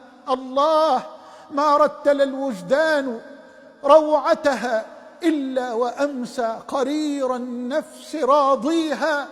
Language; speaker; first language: Egyptian Arabic; native; Egyptian Arabic